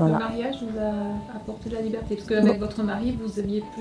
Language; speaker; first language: French; native; French